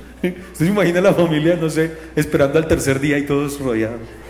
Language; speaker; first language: Spanish; native; Spanish